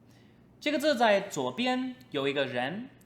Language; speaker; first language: Chinese; non-native, fluent; English